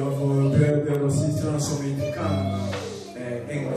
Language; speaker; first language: Swedish; non-native, learner; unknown